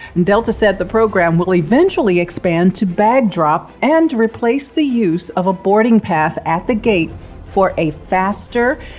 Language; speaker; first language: English; native; English